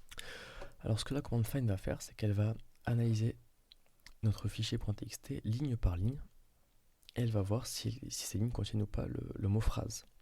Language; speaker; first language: French; native; French